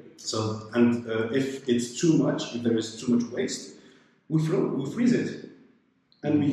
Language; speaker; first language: English; non-native, fluent; Arabic